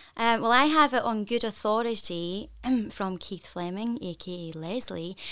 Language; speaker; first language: English; native; English